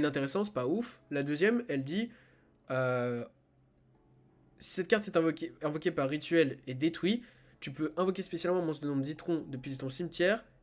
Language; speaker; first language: French; native; French